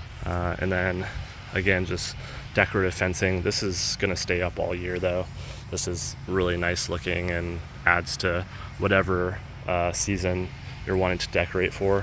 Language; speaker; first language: English; native; English